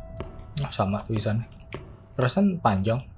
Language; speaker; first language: Indonesian; native; Indonesian